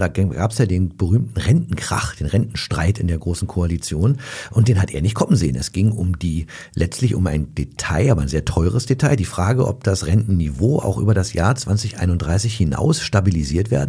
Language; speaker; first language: German; native; German